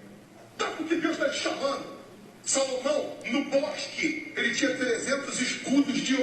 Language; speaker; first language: Portuguese; native; Portuguese